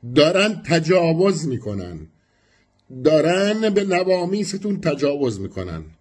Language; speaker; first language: Persian; native; Persian